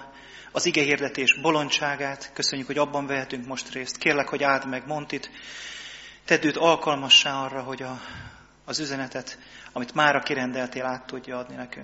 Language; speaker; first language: Hungarian; native; Hungarian